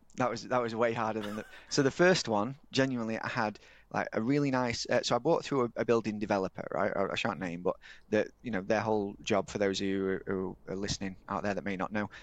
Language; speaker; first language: English; native; English